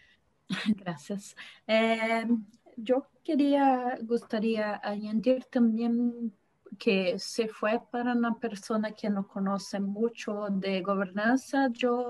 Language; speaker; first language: Spanish; non-native, fluent; Portuguese